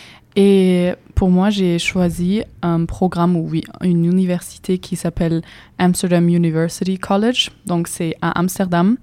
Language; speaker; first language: French; non-native, fluent; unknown